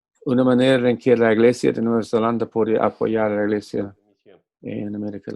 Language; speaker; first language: Spanish; non-native, fluent; English